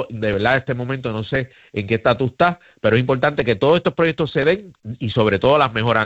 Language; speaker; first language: Spanish; native; Spanish